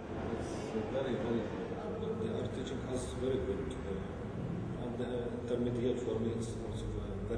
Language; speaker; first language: English; non-native, learner; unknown